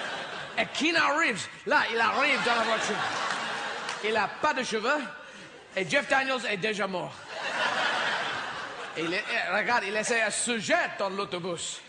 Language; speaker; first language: French; non-native, learner; English